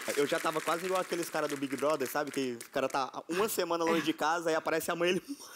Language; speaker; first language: Portuguese; native; Portuguese